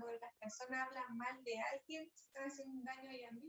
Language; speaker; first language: Spanish; native; Spanish